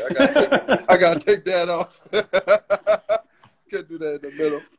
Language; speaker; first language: English; native; English